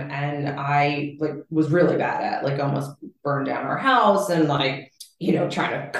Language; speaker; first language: English; native; English